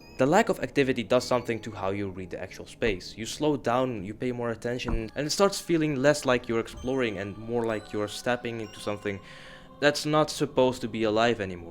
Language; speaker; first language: English; non-native, fluent; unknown